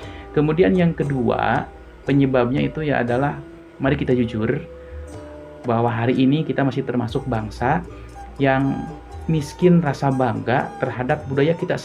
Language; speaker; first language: Indonesian; non-native, local second language; Sundanese